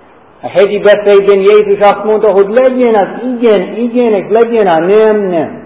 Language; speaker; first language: Hungarian; non-native, fluent; English